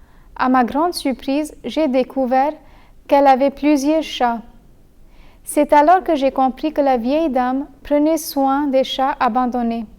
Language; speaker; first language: French; non-native, fluent; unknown